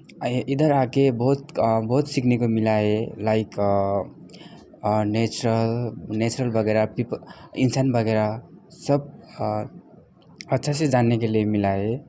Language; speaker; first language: Hindi; non-native, fluent; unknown